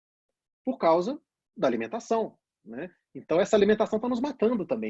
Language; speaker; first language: Portuguese; native; Portuguese